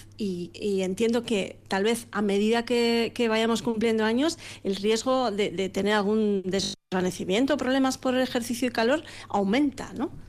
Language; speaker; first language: Spanish; native; Spanish